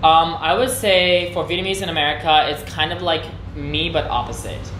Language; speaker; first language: English; native; English